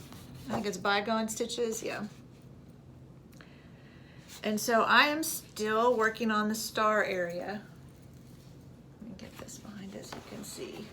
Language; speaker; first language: English; native; English